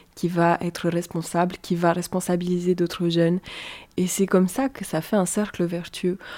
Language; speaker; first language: French; native; French